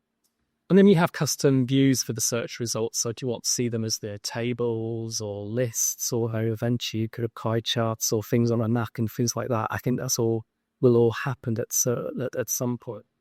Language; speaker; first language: English; native; English